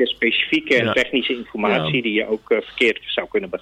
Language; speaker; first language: Dutch; native; Dutch